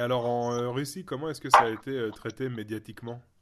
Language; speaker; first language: French; native; French